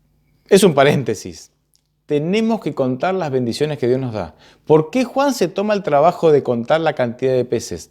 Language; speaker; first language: Spanish; native; Spanish